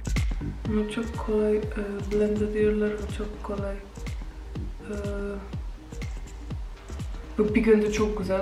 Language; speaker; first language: Turkish; non-native, fluent; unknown